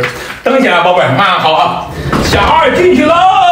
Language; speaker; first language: Chinese; native; Chinese